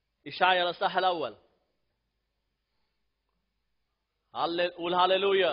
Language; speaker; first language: Arabic; native; Arabic